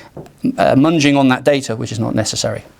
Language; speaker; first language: English; native; English